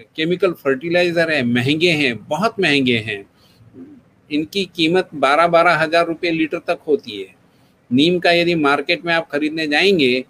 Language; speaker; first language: Hindi; non-native, local second language; Gujarati